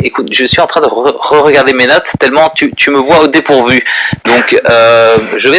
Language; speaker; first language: French; native; French